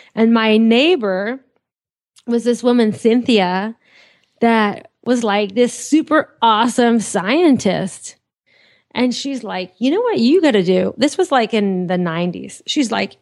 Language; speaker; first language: English; native; English